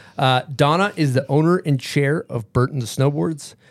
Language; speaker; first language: English; native; English